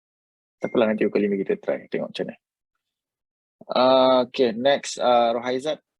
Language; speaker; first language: Malay; native; Malay